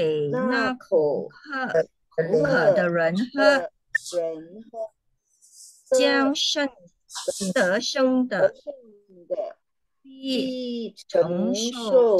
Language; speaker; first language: Chinese; non-native, fluent; English